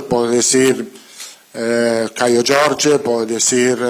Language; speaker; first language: Spanish; non-native, fluent; Italian